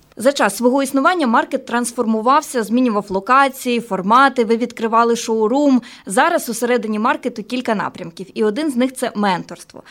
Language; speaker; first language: Ukrainian; native; Ukrainian